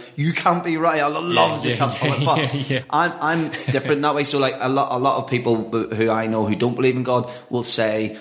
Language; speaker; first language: English; native; English